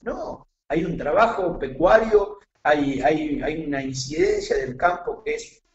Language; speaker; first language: Spanish; native; Spanish